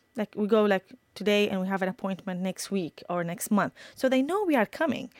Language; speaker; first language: English; non-native, fluent; Arabic